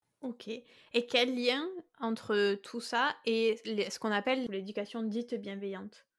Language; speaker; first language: French; native; French